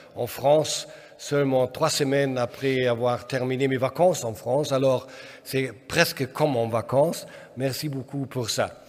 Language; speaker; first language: French; non-native, fluent; German